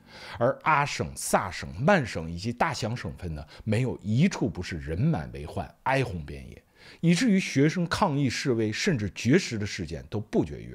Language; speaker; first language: Chinese; native; Chinese